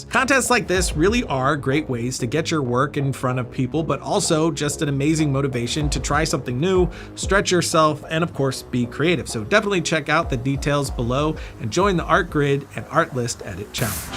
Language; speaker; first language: English; native; English